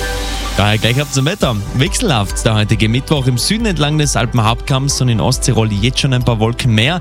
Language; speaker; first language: German; native; German